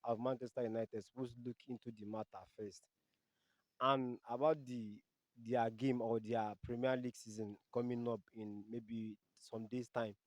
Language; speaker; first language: Nigerian Pidgin; native; Nigerian Pidgin